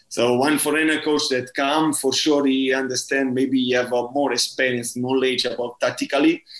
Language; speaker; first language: English; non-native, learner; Italian